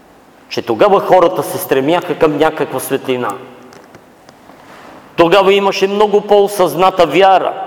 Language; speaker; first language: Bulgarian; native; Bulgarian